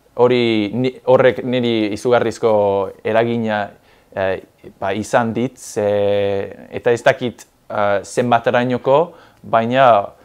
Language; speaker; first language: Basque; non-native, fluent; English